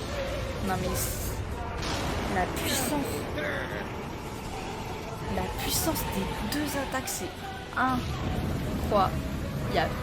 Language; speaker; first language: French; native; French